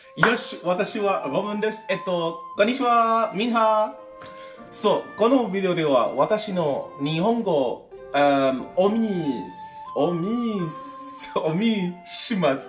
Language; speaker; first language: Japanese; non-native, learner; English